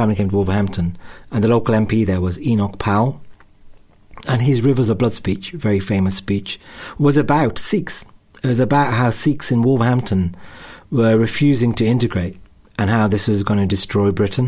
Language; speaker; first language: English; native; English